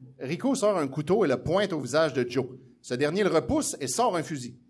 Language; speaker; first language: French; native; French